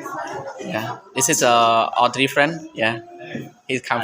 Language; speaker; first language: English; non-native, learner; Khmer